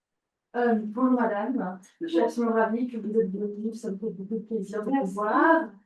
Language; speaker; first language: French; non-native, fluent; English